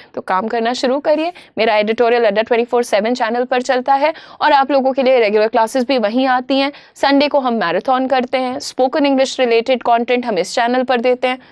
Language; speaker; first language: Hindi; native; Hindi